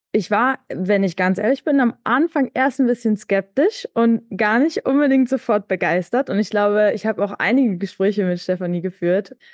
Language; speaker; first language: German; native; German